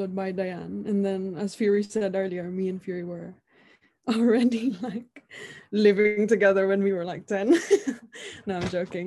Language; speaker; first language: English; non-native, local second language; Hiligaynon